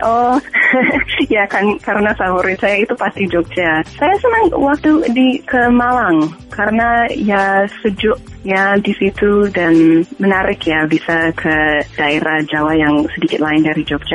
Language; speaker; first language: Indonesian; non-native, fluent; English